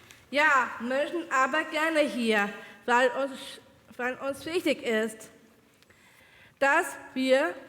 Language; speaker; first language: German; non-native, learner; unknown